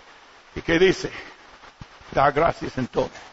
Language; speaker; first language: Spanish; non-native, learner; English